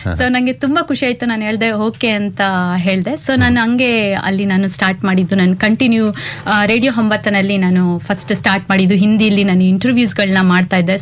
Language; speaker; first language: Kannada; native; Kannada